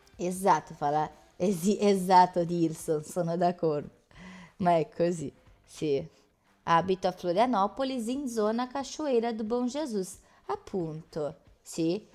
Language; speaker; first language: Italian; non-native, fluent; Portuguese